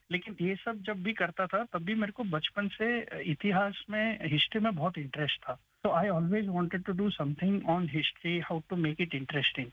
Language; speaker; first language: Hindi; non-native, local second language; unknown